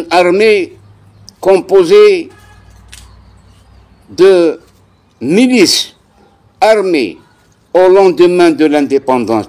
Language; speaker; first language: French; non-native, local second language; Kabyle